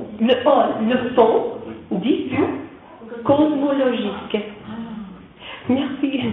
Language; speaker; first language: French; non-native, learner; English